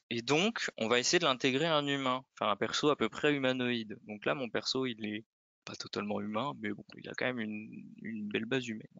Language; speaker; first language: French; native; French